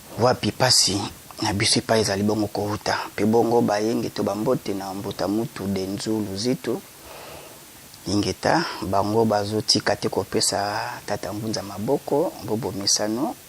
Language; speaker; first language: Lingala; non-native, local second language; Kongo